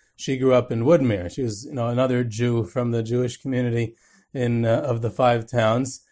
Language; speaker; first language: English; native; English